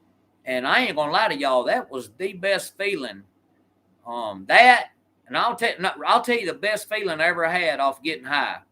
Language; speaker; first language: English; native; English